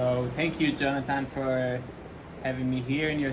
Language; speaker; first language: English; non-native, fluent; Hebrew